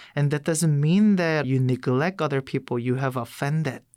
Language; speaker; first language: English; non-native, fluent; Korean